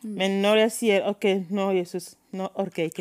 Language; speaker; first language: Norwegian; non-native, fluent; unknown